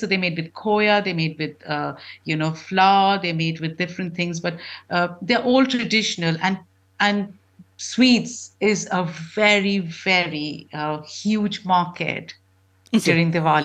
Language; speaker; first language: English; non-native, local second language; Punjabi